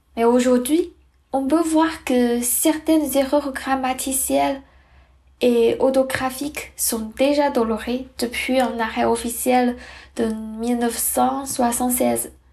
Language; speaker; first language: French; non-native, fluent; Chinese